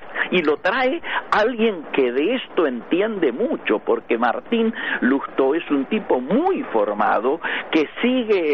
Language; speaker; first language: Spanish; native; Spanish